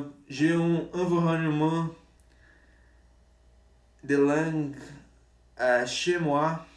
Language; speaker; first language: French; non-native, learner; Portuguese